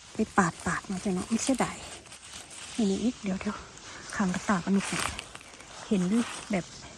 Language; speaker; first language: Thai; native; Thai